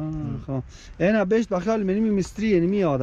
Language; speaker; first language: Persian; native; Persian